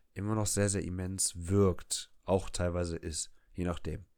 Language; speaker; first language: German; non-native, fluent; English